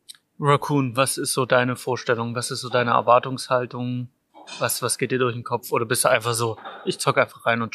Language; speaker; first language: German; native; German